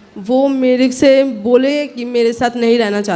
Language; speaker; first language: Hindi; non-native, local second language; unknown